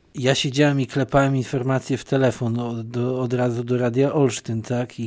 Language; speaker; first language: Polish; native; Polish